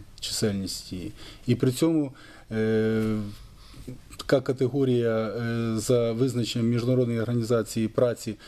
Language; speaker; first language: Ukrainian; native; Ukrainian